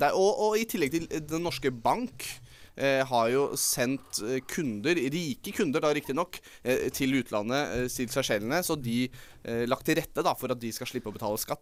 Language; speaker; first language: Norwegian; native; Norwegian